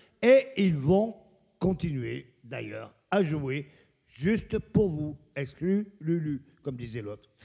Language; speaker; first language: French; native; French